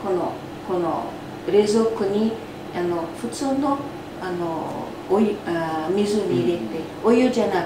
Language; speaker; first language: Japanese; non-native, fluent; Portuguese